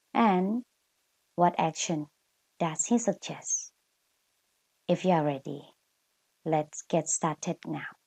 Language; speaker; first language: English; non-native, fluent; Thai